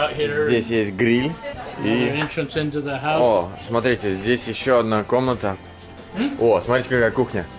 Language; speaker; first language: Russian; native; Russian